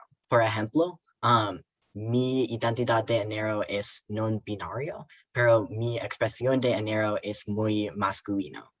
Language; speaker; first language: Spanish; non-native, learner; English